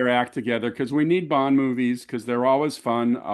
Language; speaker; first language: English; native; English